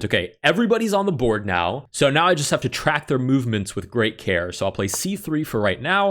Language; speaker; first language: English; native; English